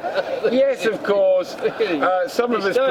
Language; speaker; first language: English; native; English